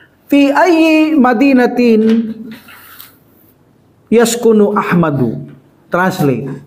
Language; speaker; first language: Arabic; non-native, fluent; Filipino